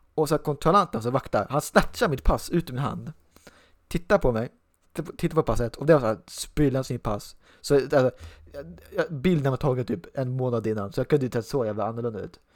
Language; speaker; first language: Swedish; native; Swedish